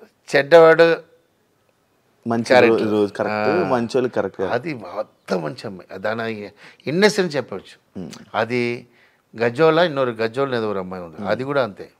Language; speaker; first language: Telugu; non-native, local second language; Tamil